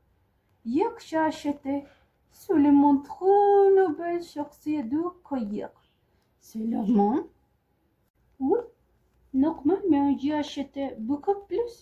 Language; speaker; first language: French; non-native, learner; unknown